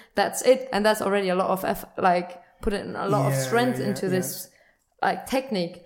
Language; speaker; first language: English; non-native, fluent; German